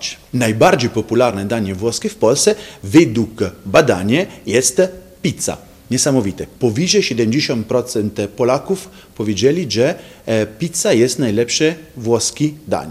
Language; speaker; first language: Polish; non-native, fluent; Italian